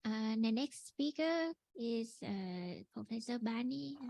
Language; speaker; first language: English; non-native, fluent; Thai